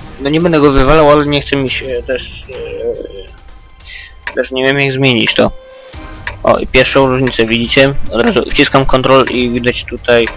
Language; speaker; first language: Polish; native; Polish